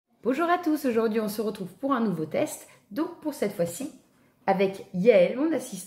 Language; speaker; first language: French; native; French